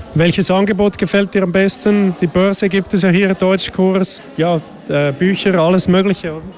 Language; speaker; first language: German; native; German